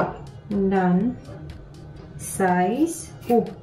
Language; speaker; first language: German; non-native, learner; Thai